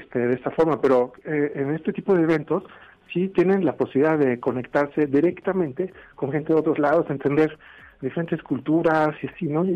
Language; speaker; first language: Spanish; non-native, fluent; Swedish